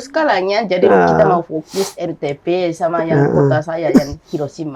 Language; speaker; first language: Indonesian; non-native, learner; Japanese